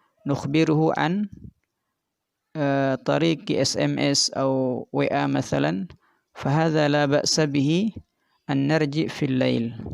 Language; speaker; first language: Arabic; non-native, fluent; Indonesian